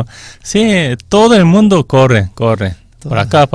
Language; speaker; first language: Spanish; non-native, fluent; Korean